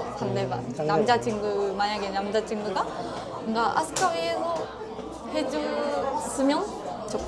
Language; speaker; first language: Korean; non-native, fluent; Japanese